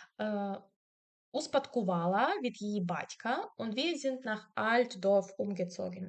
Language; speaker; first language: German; non-native, fluent; Ukrainian